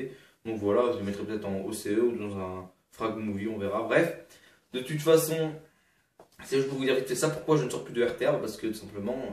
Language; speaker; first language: French; native; French